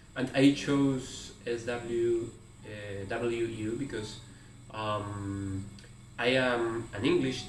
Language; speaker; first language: English; non-native, fluent; Spanish